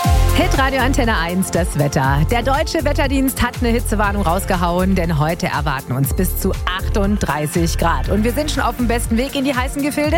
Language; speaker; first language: German; native; German